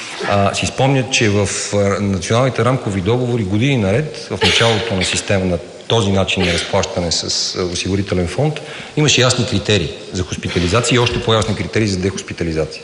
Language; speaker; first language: Bulgarian; native; Bulgarian